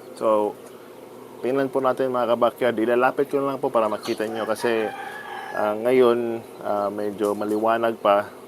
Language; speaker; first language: Filipino; non-native, local second language; Cebuano